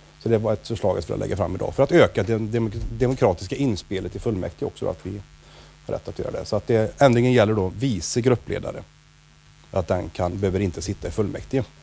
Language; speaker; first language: Swedish; native; Swedish